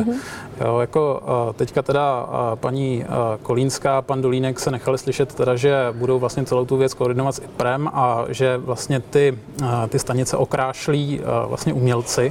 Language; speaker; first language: Czech; native; Czech